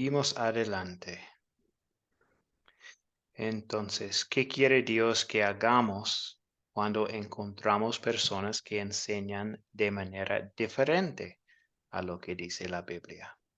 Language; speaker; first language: Spanish; non-native, fluent; English